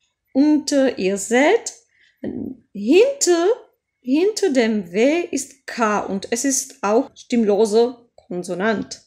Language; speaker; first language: German; non-native, fluent; Czech